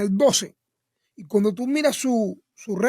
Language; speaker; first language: Spanish; native; Spanish